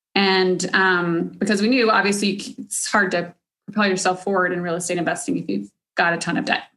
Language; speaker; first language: English; native; English